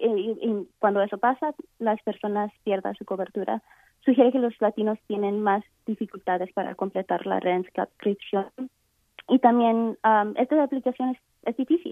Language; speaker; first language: Spanish; early bilingual, heritage; Spanish